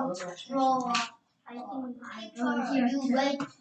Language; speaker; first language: English; non-native, learner; Korean